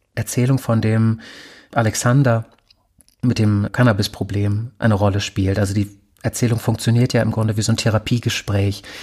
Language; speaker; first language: German; native; German